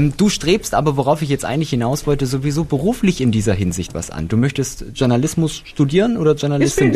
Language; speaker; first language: German; native; German